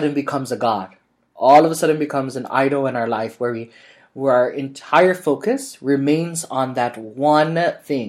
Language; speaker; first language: English; native; English